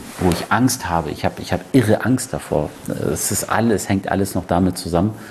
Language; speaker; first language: German; early bilingual, other home language; Persian